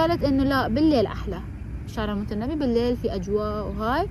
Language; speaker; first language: Arabic; non-native, fluent; Persian